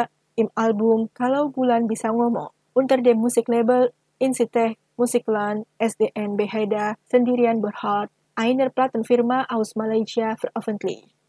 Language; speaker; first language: German; non-native, fluent; Indonesian